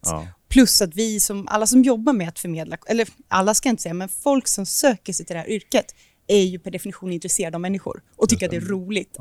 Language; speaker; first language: Swedish; native; Swedish